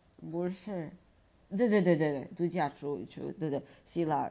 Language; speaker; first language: Chinese; non-native, fluent; Serbian